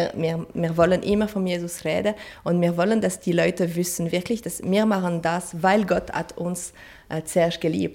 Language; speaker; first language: German; non-native, fluent; French